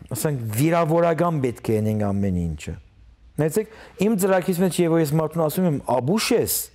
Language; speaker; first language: Armenian; early bilingual, heritage; Armenian